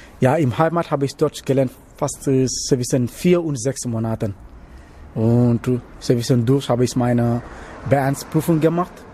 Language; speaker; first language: German; non-native, learner; Wolof